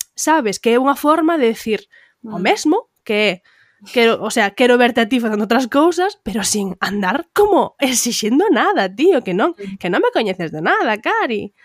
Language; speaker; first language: Galician; non-native, local second language; Spanish